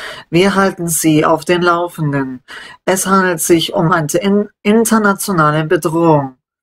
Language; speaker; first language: German; native; German